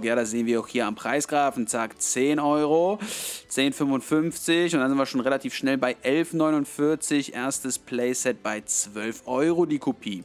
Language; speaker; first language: German; native; German